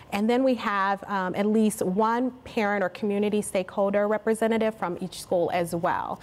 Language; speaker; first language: English; native; English